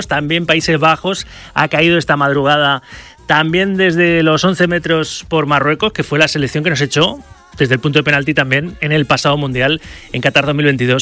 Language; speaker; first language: Spanish; native; Spanish